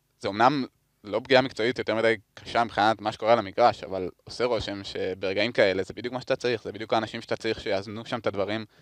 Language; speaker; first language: Hebrew; native; Hebrew